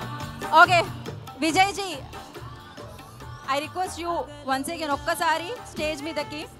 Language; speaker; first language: Telugu; native; Telugu